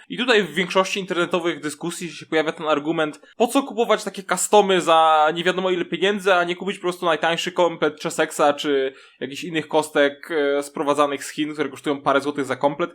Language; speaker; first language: Polish; native; Polish